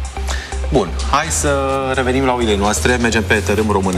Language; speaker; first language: Romanian; native; Romanian